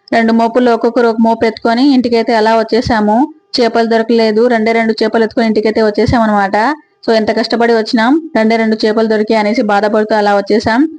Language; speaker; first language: Telugu; native; Telugu